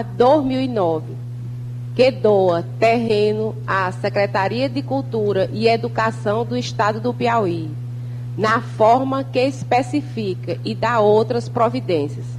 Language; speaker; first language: Portuguese; native; Portuguese